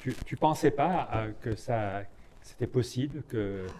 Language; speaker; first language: French; non-native, learner; Russian